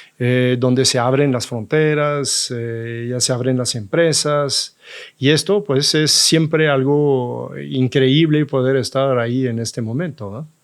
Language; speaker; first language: Spanish; non-native, fluent; French